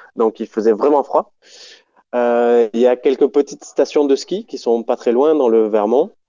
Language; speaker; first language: French; native; French